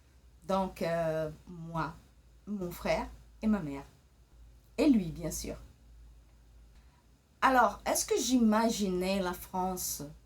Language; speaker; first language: French; early bilingual, other home language; Portuguese